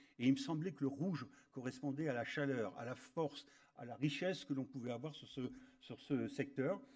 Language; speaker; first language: French; native; French